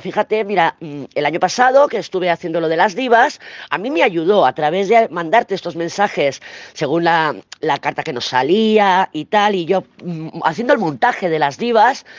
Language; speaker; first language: Spanish; native; Spanish